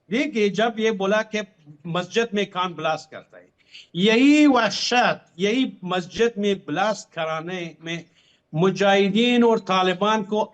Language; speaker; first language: Hindi; non-native, fluent; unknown